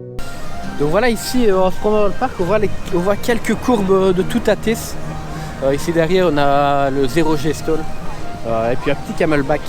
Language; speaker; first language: French; native; French